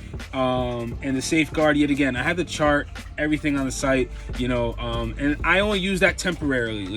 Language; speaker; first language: English; native; English